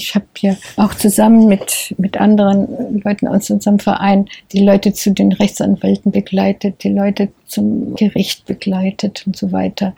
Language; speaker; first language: German; native; German